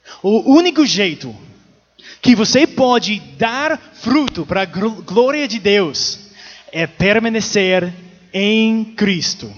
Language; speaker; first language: Portuguese; non-native, learner; English